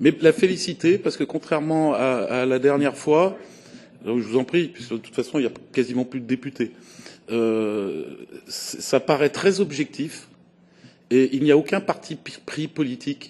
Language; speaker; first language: French; native; French